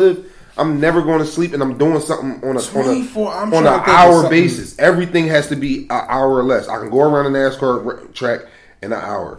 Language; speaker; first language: English; native; English